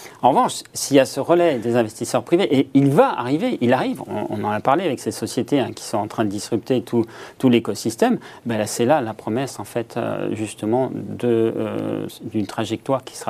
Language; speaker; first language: French; native; French